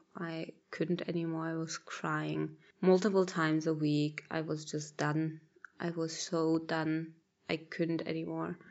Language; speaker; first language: English; non-native, fluent; German